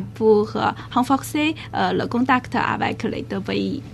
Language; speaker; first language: French; non-native, learner; Chinese